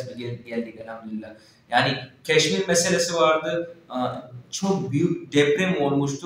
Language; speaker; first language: Turkish; non-native, fluent; Urdu